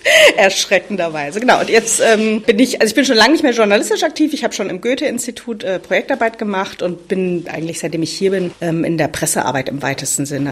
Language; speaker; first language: German; native; German